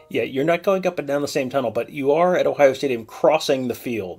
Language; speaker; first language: English; native; English